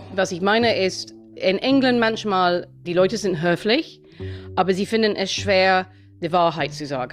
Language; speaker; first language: German; non-native, fluent; English